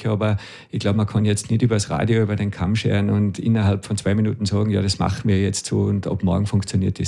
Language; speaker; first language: German; native; German